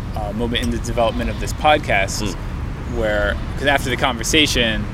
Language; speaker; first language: English; native; English